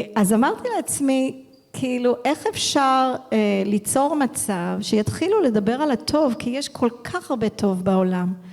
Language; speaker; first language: Hebrew; early bilingual, heritage; English